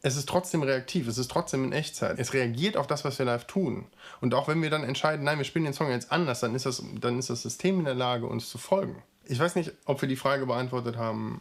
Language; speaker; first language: German; native; German